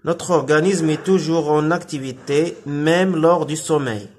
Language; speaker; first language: French; non-native, local second language; Arabic